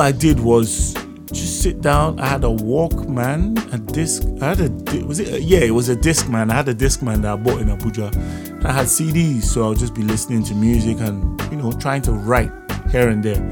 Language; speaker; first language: English; non-native, local second language; Yoruba